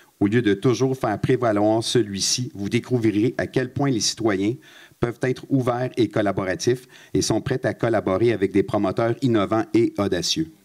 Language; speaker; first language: French; native; French